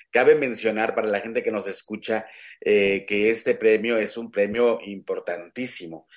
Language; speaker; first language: Spanish; non-native, local second language; Nahuatl languages